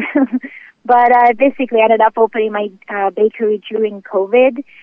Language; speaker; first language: English; native; English